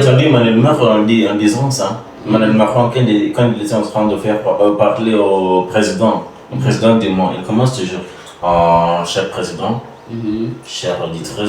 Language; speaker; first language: French; non-native, learner; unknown